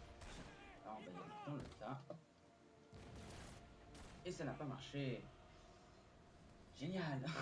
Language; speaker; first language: French; native; French